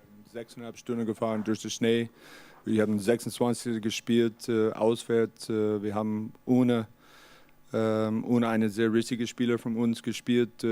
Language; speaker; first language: German; non-native, learner; English